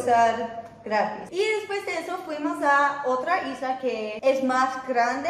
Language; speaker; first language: Spanish; non-native, fluent; English